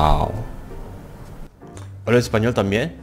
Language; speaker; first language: Spanish; non-native, learner; Indonesian